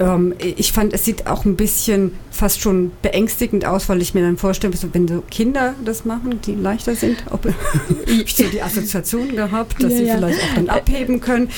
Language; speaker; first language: German; native; German